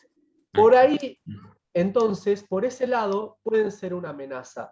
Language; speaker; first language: Spanish; native; Spanish